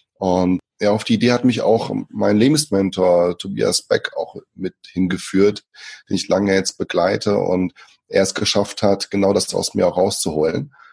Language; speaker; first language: German; early bilingual, other home language; Portuguese